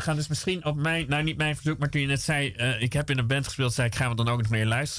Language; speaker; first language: Dutch; native; Dutch